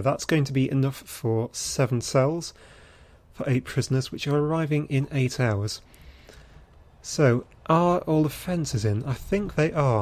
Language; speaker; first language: English; native; English